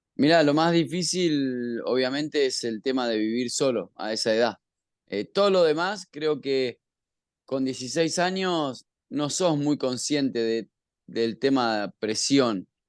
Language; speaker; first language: Spanish; native; Spanish